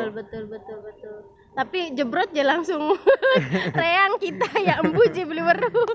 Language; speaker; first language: Indonesian; non-native, local second language; Javanese